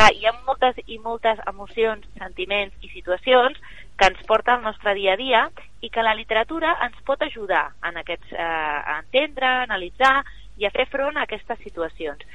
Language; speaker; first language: Catalan; native; Catalan